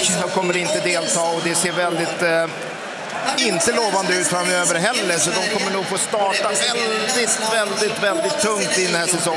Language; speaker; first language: Swedish; native; Swedish